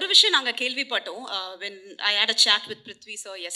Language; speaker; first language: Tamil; native; Tamil